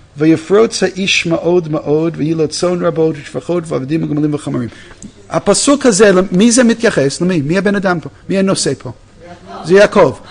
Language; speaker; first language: Hebrew; non-native, fluent; English